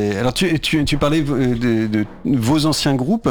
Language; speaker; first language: French; native; French